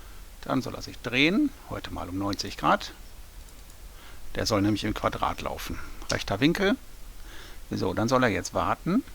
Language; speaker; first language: German; native; German